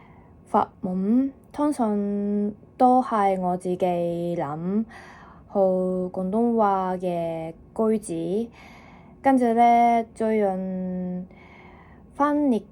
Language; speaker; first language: Cantonese; non-native, learner; Japanese